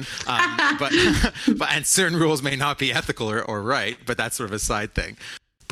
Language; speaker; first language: English; native; English